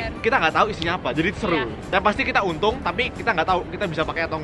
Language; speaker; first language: Indonesian; native; Indonesian